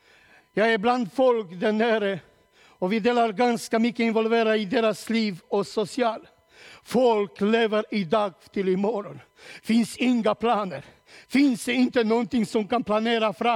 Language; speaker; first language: Swedish; non-native, learner; Romanian